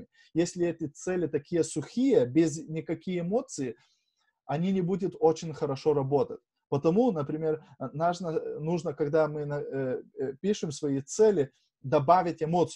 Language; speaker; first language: Russian; non-native, fluent; Lithuanian